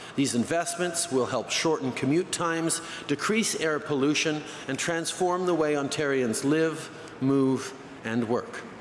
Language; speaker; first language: English; early bilingual, other home language; French